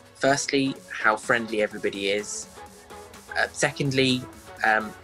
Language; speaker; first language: English; native; English